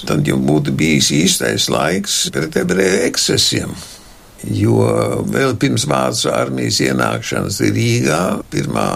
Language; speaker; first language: Latvian; non-native, local second language; German